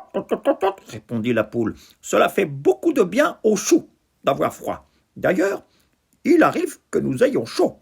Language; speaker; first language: French; native; French